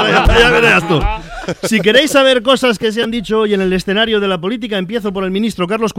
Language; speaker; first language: Spanish; native; Spanish